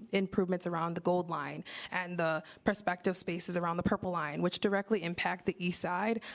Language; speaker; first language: English; native; English